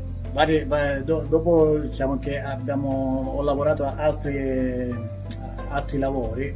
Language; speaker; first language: Italian; native; Italian